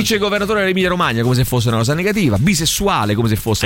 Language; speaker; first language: Italian; native; Italian